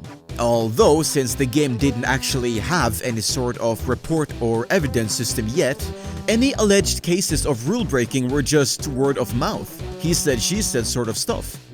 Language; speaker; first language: English; native; English